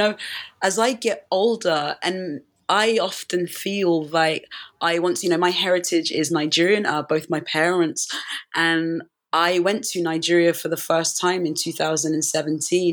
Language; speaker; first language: English; native; English